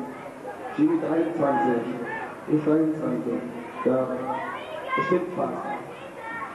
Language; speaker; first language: German; non-native, fluent; English